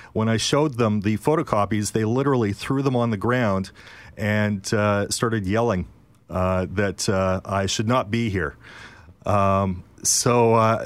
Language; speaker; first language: English; native; English